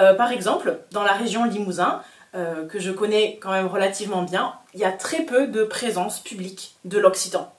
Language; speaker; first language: French; native; French